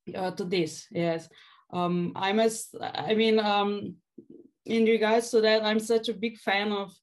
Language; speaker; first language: English; non-native, fluent; Slovenian